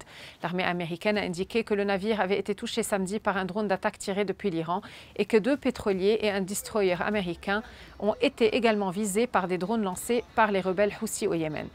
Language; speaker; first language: French; non-native, local second language; Arabic